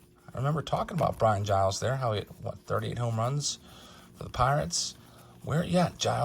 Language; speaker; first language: English; native; English